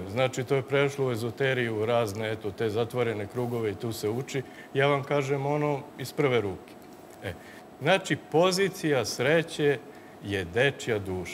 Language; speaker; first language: Serbian; native; Serbian